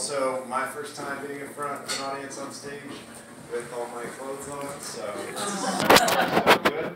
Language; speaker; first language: English; native; English